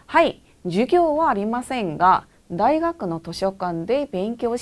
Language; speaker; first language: Japanese; non-native, fluent; Korean